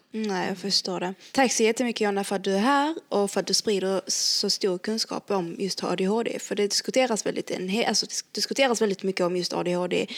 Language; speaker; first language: Swedish; early bilingual, other home language; Arabic